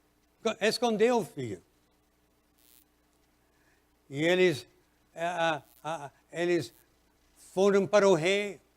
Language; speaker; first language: Portuguese; non-native, fluent; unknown